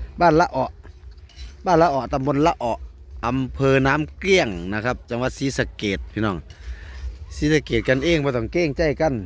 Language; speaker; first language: Thai; non-native, local second language; Northeastern Thai